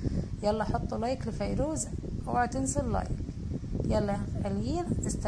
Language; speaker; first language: Arabic; native; Arabic